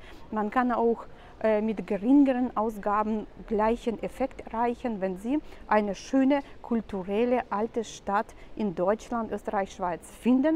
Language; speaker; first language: German; non-native, fluent; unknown